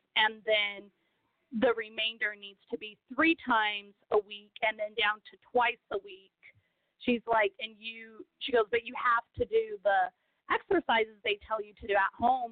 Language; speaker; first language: English; non-native, fluent; Portuguese